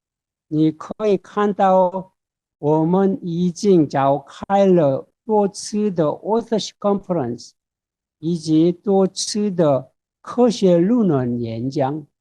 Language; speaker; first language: Chinese; non-native, fluent; Korean